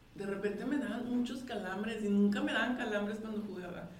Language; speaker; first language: Spanish; native; Spanish